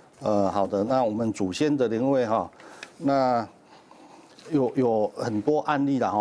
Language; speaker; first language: Chinese; native; Chinese